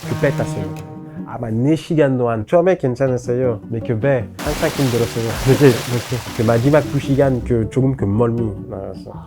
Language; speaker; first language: Korean; non-native, learner; French